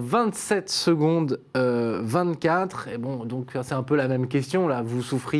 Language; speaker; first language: French; native; French